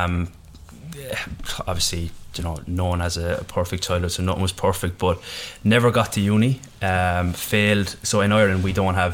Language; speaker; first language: English; native; English